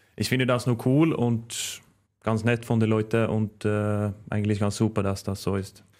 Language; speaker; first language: German; non-native, fluent; Norwegian